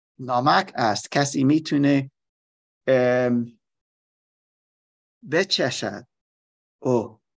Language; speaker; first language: Persian; non-native, learner; German